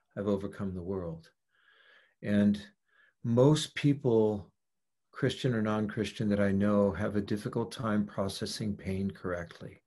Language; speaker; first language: English; native; English